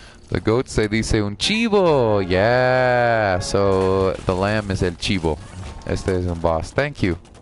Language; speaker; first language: Spanish; non-native, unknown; English